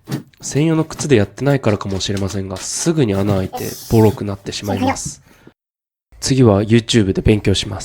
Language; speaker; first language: Japanese; native; Japanese